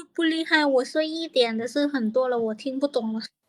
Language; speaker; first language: Chinese; non-native, learner; Lao